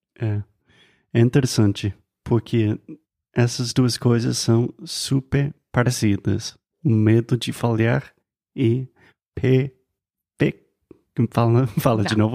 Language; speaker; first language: Portuguese; non-native, fluent; English